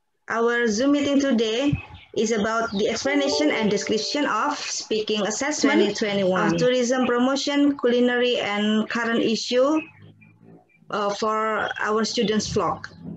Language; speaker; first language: English; non-native, fluent; Indonesian